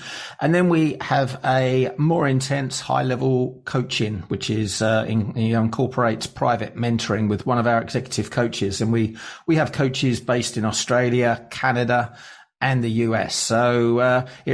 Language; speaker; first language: English; native; English